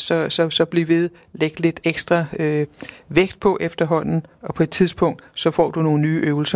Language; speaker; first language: Danish; native; Danish